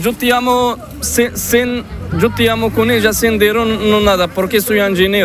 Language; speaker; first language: Spanish; non-native, learner; Arabic